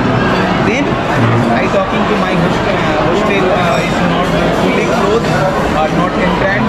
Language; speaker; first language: English; non-native, learner; Bangla